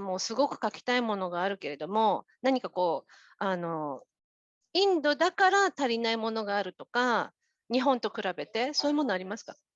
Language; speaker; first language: Japanese; native; Japanese